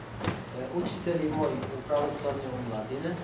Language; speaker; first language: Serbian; non-native, learner; Arabic